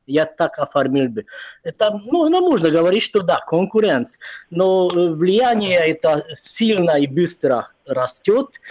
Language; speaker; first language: Russian; non-native, fluent; Hungarian